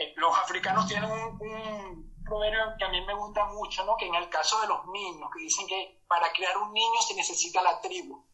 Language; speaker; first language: Spanish; native; Spanish